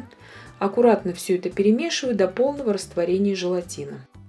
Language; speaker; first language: Russian; native; Russian